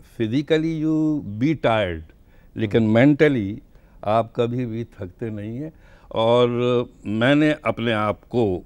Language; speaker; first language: Hindi; native; Hindi